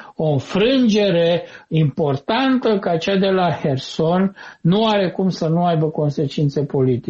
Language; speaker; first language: Romanian; native; Romanian